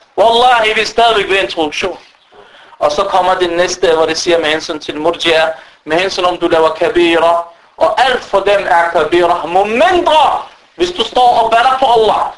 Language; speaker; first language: Danish; non-native, fluent; Arabic